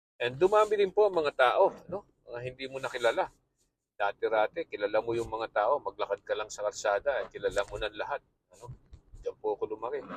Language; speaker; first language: Filipino; native; Filipino